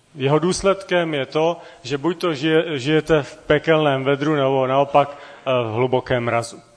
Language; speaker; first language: Czech; native; Czech